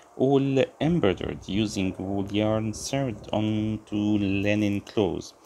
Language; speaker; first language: English; non-native, fluent; Arabic